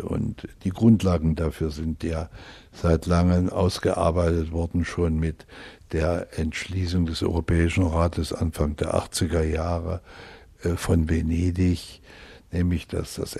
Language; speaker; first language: German; native; German